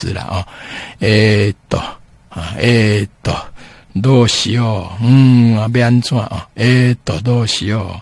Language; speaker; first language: Japanese; non-native, fluent; Chinese